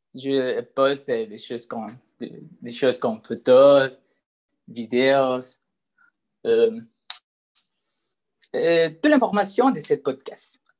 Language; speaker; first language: French; non-native, learner; Spanish